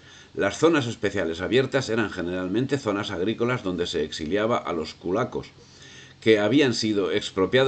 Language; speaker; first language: Spanish; native; Spanish